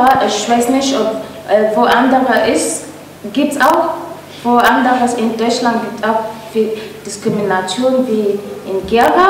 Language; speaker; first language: German; non-native, learner; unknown